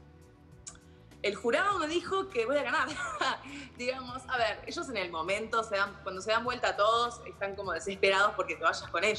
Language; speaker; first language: Spanish; native; Spanish